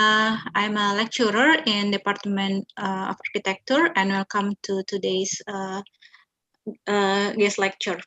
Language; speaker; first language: English; non-native, fluent; Indonesian